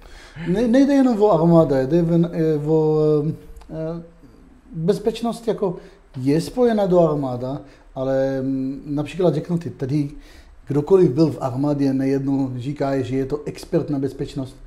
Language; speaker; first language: Czech; non-native, fluent; Hebrew